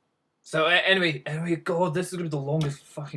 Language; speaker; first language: English; native; English